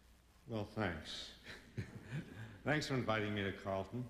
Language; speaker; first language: English; native; English